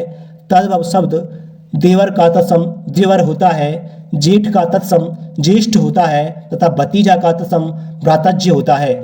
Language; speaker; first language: Hindi; native; Hindi